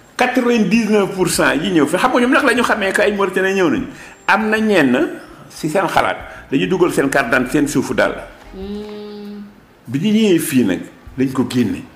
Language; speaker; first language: Wolof; non-native, local second language; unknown